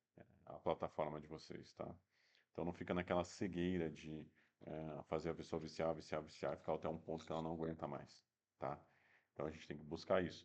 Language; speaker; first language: Portuguese; native; Portuguese